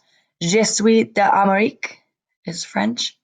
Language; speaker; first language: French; non-native, learner; English